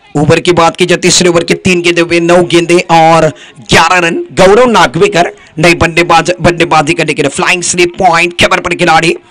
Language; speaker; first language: Hindi; non-native, local second language; Marathi